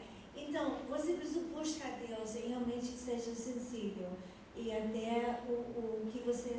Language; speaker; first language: Portuguese; non-native, fluent; English